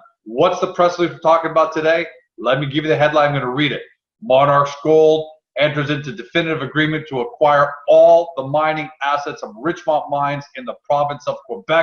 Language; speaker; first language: English; native; English